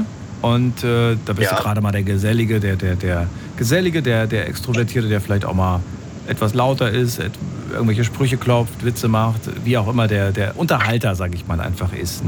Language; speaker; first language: German; native; German